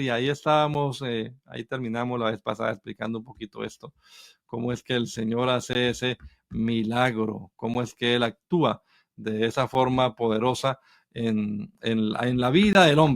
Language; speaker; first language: Spanish; native; Spanish